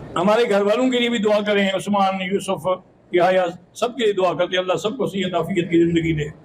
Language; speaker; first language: Urdu; native; Urdu